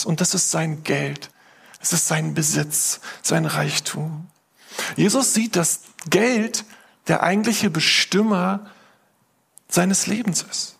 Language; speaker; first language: German; native; German